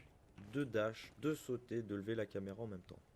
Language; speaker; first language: French; native; French